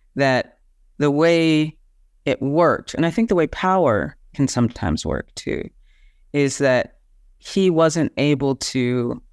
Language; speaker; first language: English; native; English